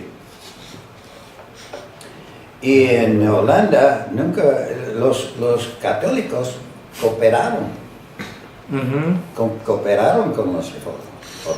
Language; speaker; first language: Spanish; non-native, fluent; English